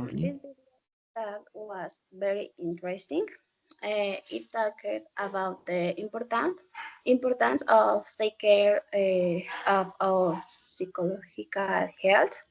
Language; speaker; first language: English; non-native, learner; Spanish